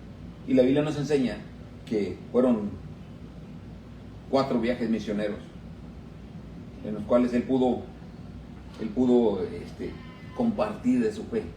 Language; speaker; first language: Spanish; native; Spanish